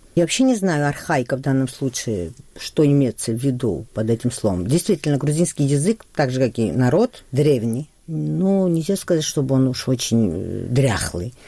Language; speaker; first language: Russian; non-native, local second language; Georgian